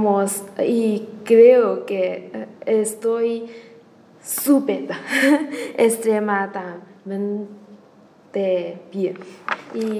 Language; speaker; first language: Spanish; non-native, learner; Chinese